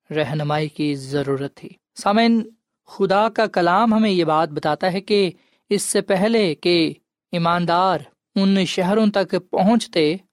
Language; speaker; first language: Urdu; non-native, local second language; Punjabi